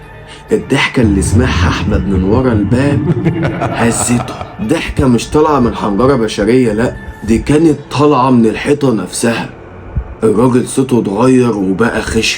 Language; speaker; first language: Arabic; native; Arabic